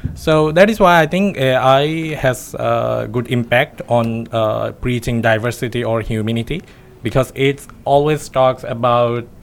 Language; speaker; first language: English; non-native, local second language; Bangla